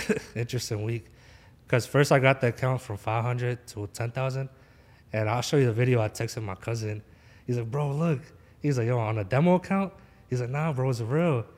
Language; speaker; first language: English; native; English